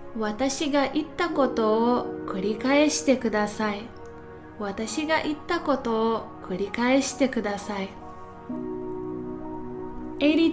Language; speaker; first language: Japanese; non-native, fluent; English